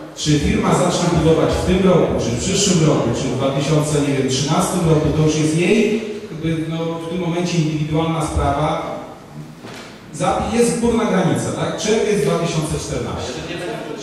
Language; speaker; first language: Polish; native; Polish